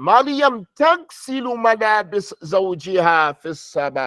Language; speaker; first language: Arabic; non-native, fluent; English